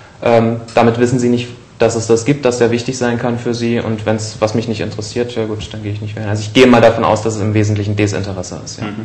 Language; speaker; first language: German; native; German